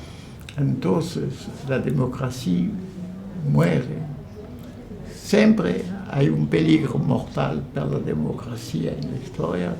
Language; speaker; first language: Spanish; non-native, fluent; French